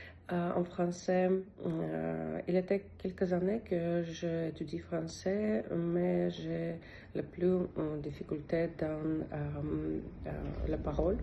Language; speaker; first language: French; non-native, learner; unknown